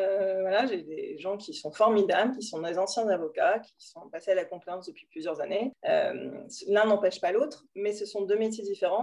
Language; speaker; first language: French; native; French